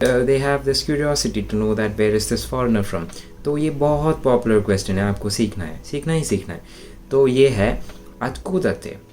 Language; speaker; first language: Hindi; non-native, local second language; Malayalam